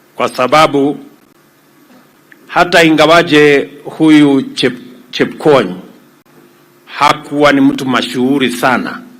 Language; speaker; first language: Swahili; non-native, local second language; Kalenjin